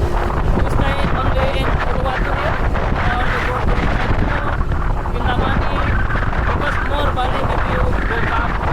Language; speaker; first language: English; non-native, learner; Indonesian